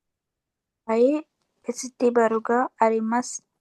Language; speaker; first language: Japanese; non-native, learner; Sinhala